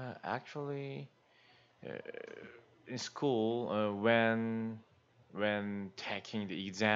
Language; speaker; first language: English; non-native, learner; Korean